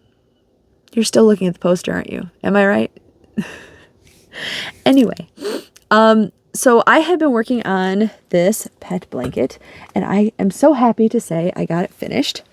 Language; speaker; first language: English; native; English